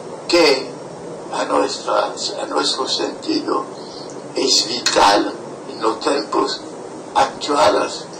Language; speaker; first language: Spanish; non-native, fluent; French